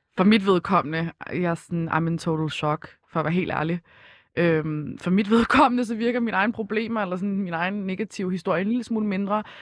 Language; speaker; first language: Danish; early bilingual, other home language; Kurdish